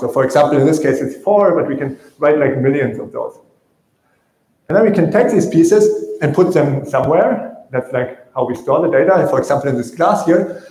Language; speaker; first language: English; non-native, fluent; German